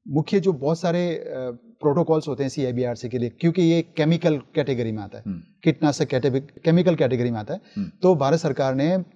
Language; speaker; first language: Hindi; native; Hindi